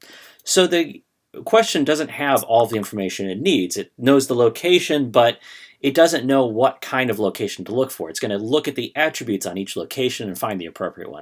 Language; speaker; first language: English; native; English